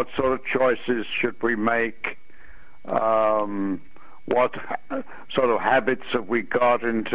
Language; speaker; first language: English; native; English